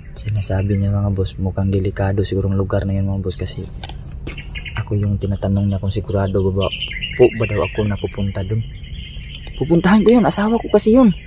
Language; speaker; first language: Filipino; non-native, local second language; Cebuano